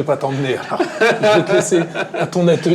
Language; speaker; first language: French; native; French